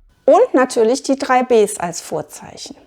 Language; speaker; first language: German; native; German